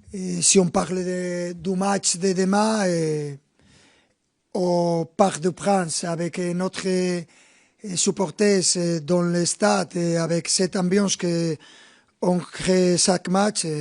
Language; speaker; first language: French; non-native, fluent; Spanish